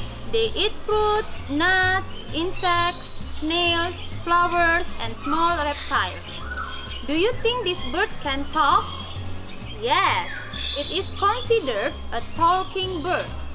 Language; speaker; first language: English; non-native, fluent; Indonesian